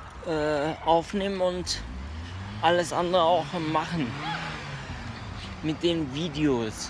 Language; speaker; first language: German; early bilingual, other home language; Turkish